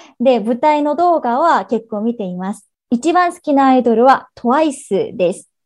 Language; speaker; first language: Japanese; non-native, fluent; Korean